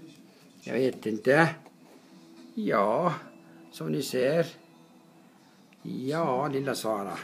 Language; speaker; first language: Swedish; non-native, fluent; Arabic